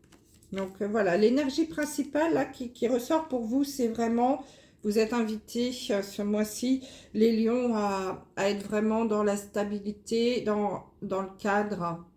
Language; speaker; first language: French; native; French